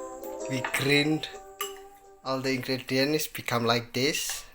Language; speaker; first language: English; non-native, learner; Indonesian